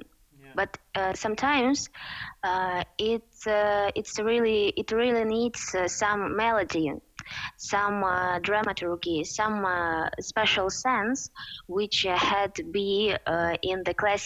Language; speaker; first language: English; non-native, fluent; Ukrainian